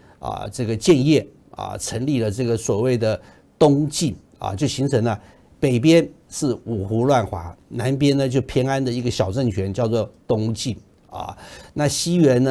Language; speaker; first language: Chinese; native; Chinese